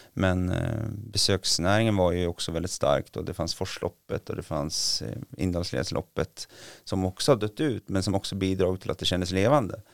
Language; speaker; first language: Swedish; native; Swedish